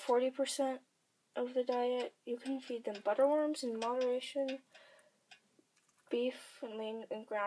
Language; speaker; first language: English; native; English